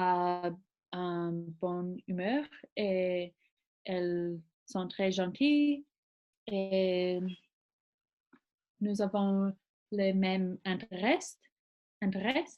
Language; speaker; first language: French; non-native, learner; English